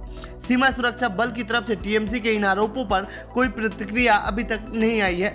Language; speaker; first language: Hindi; native; Hindi